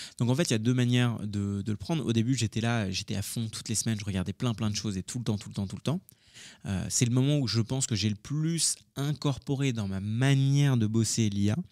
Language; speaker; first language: French; early bilingual, other home language; Hindi